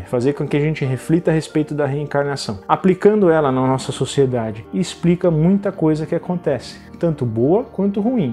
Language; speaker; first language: Portuguese; native; Portuguese